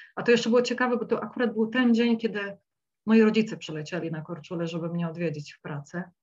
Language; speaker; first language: Polish; native; Polish